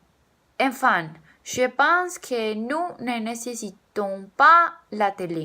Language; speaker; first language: French; non-native, learner; Spanish